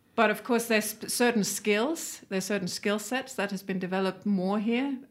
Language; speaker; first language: English; non-native, fluent; Danish